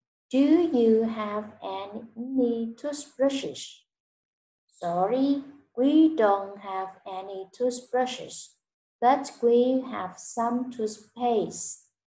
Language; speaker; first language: English; non-native, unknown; Vietnamese